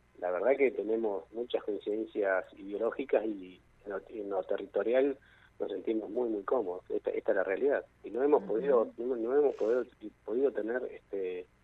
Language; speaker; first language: Spanish; native; Spanish